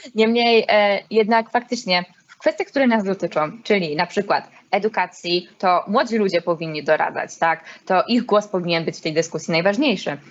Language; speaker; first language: Polish; native; Polish